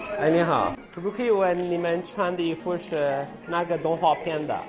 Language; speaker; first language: Chinese; non-native, learner; Turkish